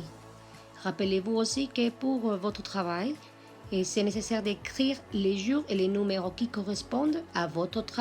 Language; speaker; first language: French; non-native, learner; Spanish